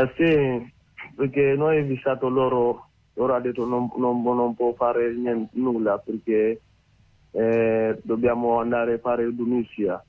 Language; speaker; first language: Italian; non-native, learner; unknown